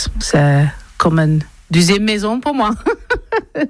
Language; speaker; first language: French; non-native, learner; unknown